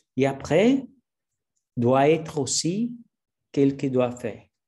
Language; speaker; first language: French; non-native, learner; Spanish